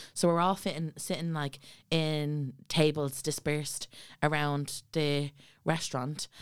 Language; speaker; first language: English; native; English